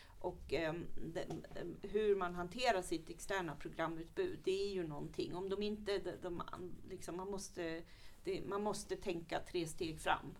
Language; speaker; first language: Swedish; native; Swedish